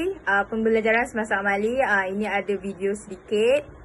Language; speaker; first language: Malay; native; Malay